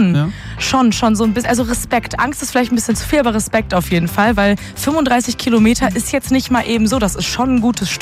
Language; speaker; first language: German; native; German